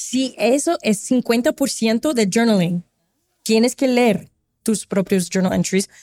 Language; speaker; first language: Spanish; non-native, fluent; Portuguese